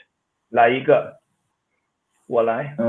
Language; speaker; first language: Chinese; non-native, fluent; Swedish